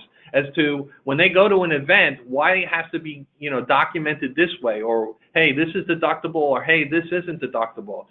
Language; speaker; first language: English; native; English